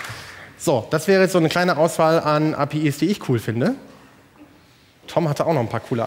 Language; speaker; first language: German; native; German